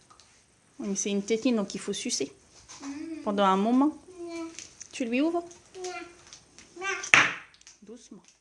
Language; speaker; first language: French; native; French